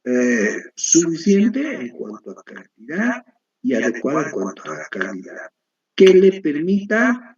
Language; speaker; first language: Spanish; native; Spanish